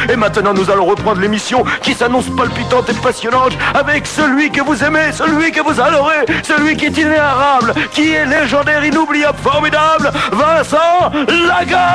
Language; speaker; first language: French; native; French